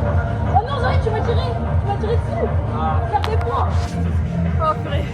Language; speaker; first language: French; native; French